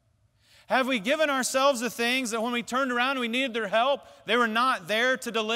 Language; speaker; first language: English; native; English